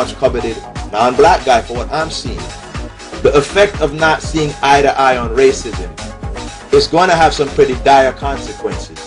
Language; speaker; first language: English; native; English